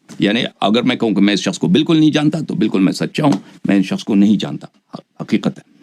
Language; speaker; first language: Urdu; non-native, fluent; Persian